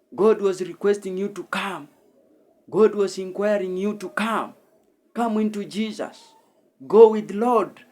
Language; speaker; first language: English; non-native, local second language; Swahili